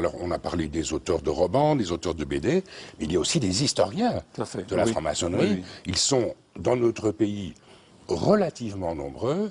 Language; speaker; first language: French; native; French